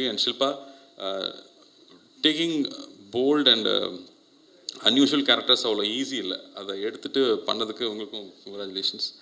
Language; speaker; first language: Tamil; native; Tamil